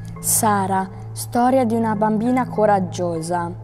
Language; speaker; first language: Italian; native; Italian